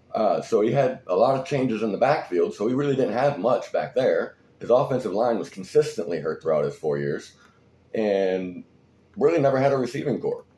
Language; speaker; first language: English; native; English